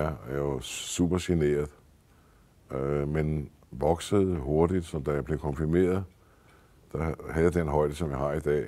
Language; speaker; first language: Danish; native; Danish